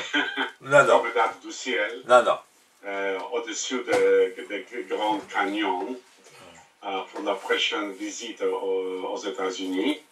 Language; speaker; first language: French; non-native, learner; English